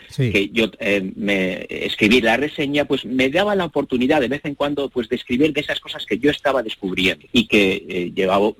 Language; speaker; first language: Spanish; native; Spanish